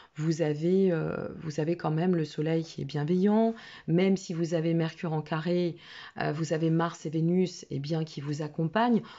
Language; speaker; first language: French; native; French